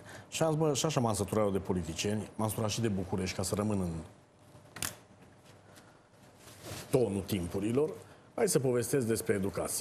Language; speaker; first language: Romanian; native; Romanian